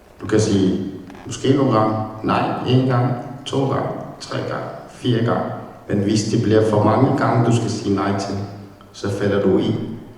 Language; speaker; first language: Danish; early bilingual, other home language; Tigrinya